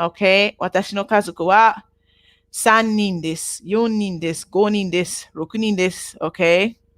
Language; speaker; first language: Japanese; non-native, fluent; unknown